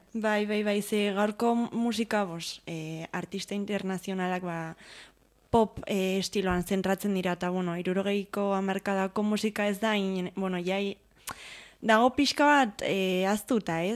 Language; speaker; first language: Basque; native; Basque